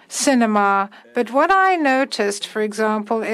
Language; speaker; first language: English; non-native, fluent; German